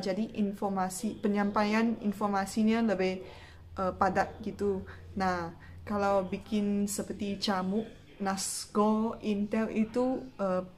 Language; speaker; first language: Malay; non-native, local second language; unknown